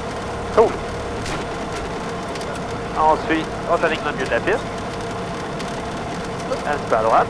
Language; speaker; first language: French; native; French